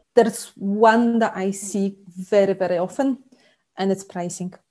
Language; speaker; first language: English; non-native, fluent; Polish